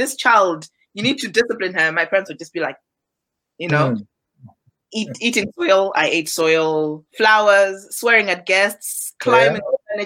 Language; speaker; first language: English; non-native, local second language; Nyanja